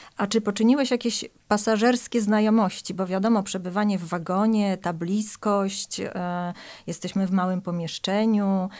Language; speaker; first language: Polish; native; Polish